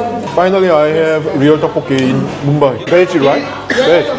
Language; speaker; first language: English; non-native, fluent; Korean